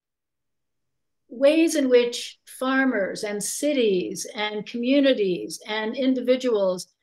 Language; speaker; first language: English; native; English